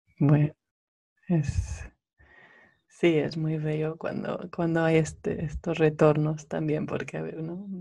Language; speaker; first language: Spanish; native; Spanish